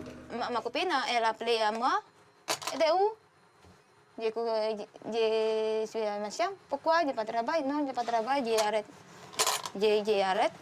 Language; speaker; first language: French; non-native, learner; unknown